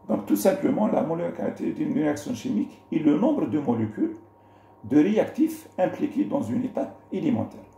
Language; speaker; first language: French; non-native, local second language; Arabic